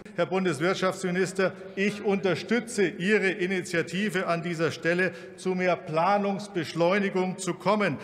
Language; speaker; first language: German; native; German